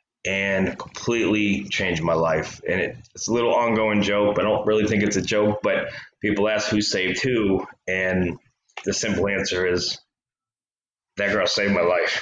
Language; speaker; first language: English; native; English